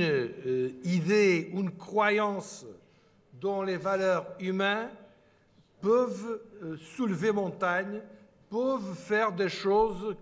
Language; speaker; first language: French; non-native, fluent; Portuguese